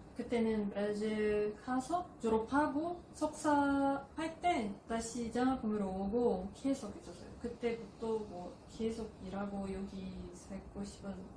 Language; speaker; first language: Korean; non-native, fluent; Portuguese